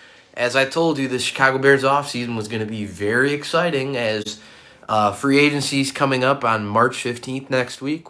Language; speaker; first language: English; native; English